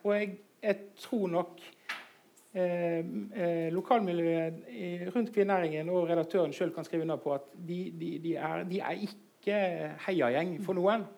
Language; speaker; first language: Norwegian; native; Norwegian